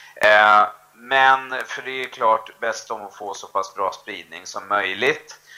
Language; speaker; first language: Swedish; native; Swedish